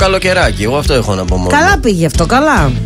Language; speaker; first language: Greek; native; Greek